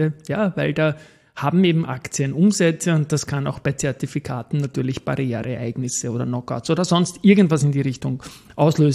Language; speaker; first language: German; native; German